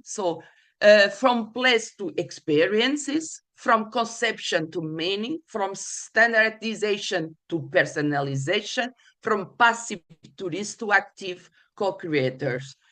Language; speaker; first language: English; non-native, fluent; Portuguese